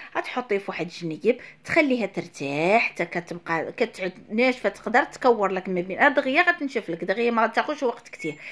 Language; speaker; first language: Arabic; native; Arabic